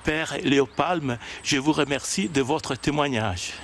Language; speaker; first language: French; native; French